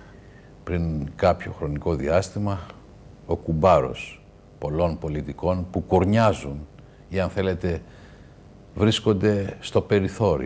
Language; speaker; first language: Greek; native; Greek